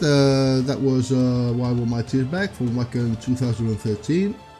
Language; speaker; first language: English; non-native, fluent; Spanish